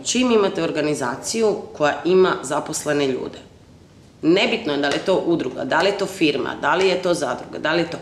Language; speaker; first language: Croatian; native; Croatian